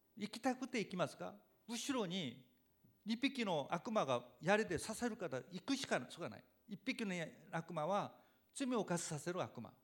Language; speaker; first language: Japanese; non-native, fluent; Korean